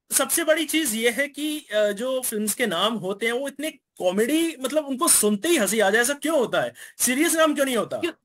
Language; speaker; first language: Hindi; native; Hindi